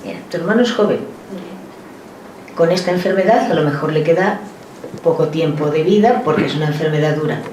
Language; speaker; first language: Spanish; native; Spanish